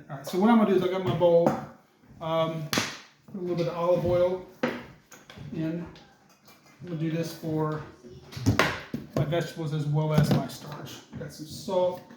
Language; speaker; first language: English; native; English